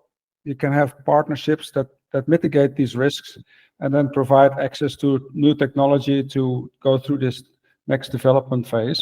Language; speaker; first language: English; non-native, fluent; Dutch